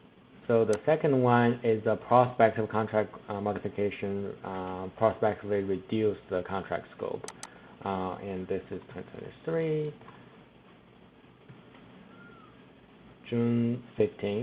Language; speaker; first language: English; non-native, fluent; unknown